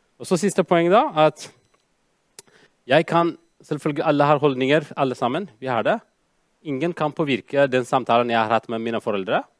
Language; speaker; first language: Norwegian; non-native, fluent; Amharic